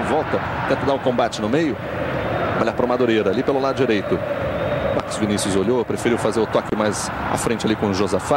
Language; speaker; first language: Portuguese; native; Portuguese